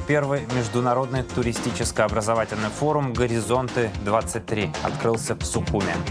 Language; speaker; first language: Russian; native; Russian